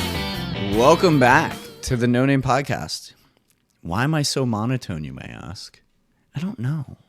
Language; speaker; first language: English; native; English